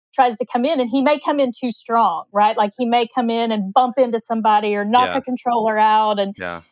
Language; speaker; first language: English; native; English